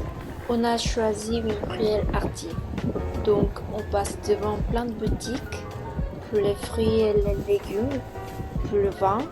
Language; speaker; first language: French; non-native, fluent; Korean